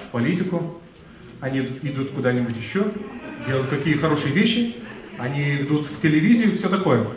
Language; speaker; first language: Russian; non-native, fluent; Lithuanian